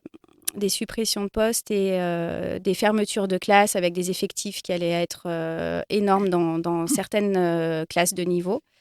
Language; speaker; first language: French; native; French